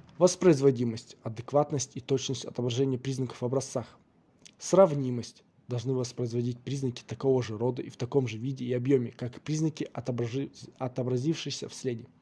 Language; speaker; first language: Russian; non-native, local second language; Kazakh